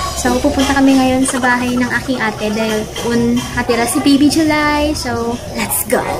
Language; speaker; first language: Filipino; non-native, local second language; Cebuano